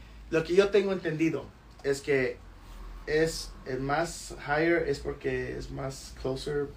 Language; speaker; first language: Spanish; early bilingual, heritage; Spanish